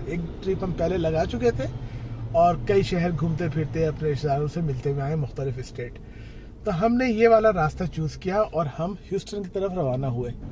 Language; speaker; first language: Urdu; native; Urdu